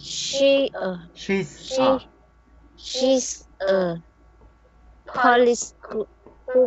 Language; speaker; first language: English; non-native, learner; Vietnamese